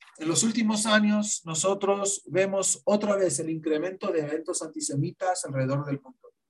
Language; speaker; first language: Spanish; non-native, fluent; Hebrew